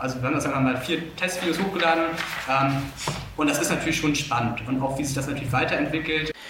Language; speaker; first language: German; native; German